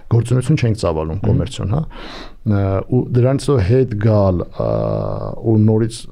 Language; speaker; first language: Armenian; native; Armenian